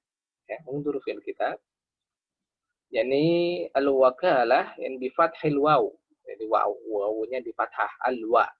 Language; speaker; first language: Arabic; non-native, fluent; Indonesian